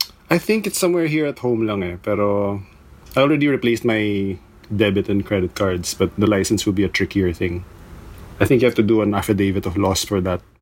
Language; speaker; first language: English; non-native, local second language; Filipino